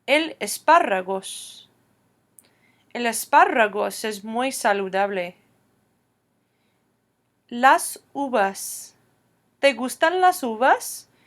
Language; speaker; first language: Spanish; non-native, fluent; English